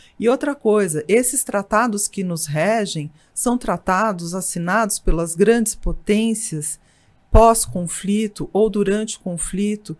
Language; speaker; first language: Portuguese; native; Portuguese